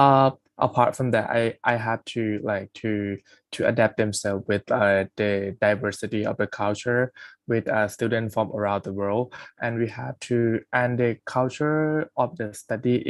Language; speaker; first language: English; non-native, fluent; Thai